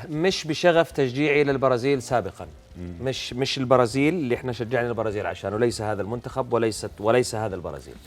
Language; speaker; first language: Arabic; native; Arabic